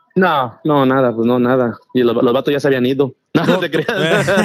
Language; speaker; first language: Spanish; native; Spanish